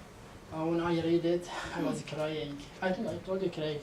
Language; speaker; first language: English; non-native, learner; Arabic